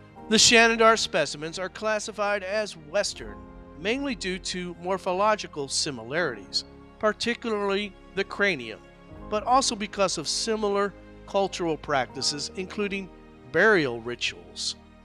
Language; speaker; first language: English; native; English